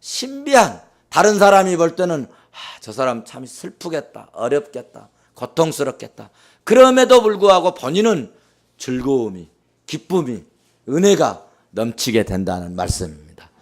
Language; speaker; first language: Korean; native; Korean